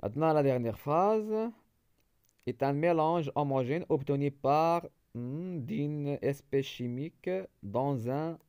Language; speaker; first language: French; non-native, local second language; Arabic